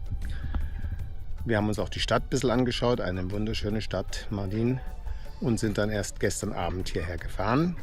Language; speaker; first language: German; native; German